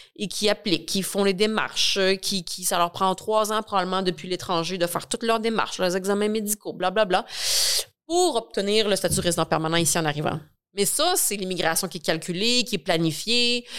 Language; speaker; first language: French; native; French